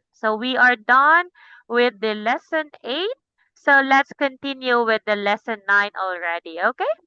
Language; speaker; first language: English; non-native, local second language; Cebuano